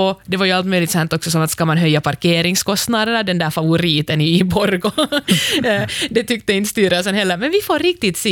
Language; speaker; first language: Swedish; native; Swedish